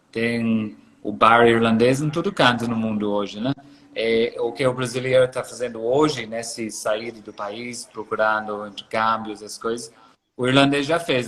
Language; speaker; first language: Portuguese; non-native, fluent; English